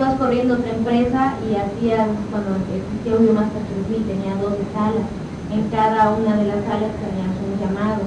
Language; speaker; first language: Spanish; native; Spanish